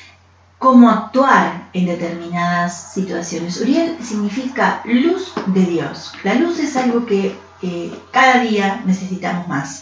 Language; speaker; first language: Spanish; native; Spanish